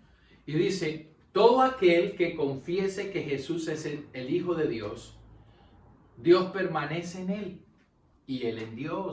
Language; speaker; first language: Spanish; native; Spanish